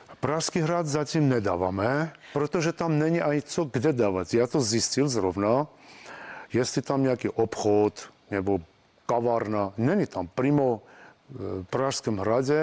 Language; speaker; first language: Czech; non-native, fluent; Armenian